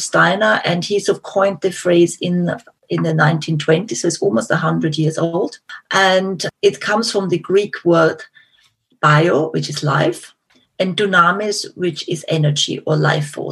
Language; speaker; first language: English; non-native, fluent; German